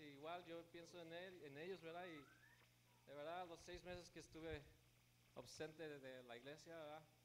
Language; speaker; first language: Spanish; early bilingual, heritage; Spanish